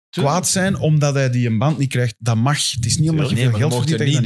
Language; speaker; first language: Dutch; native; Dutch